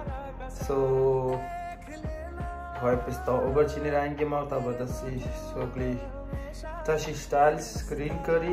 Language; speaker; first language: German; non-native, learner; Tibetan